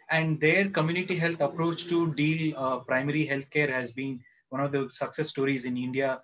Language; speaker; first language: English; non-native, local second language; Kannada